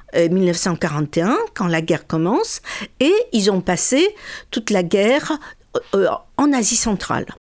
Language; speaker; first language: French; non-native, fluent; Russian